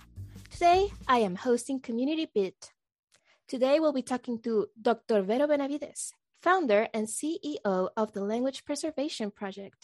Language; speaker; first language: English; non-native, fluent; Spanish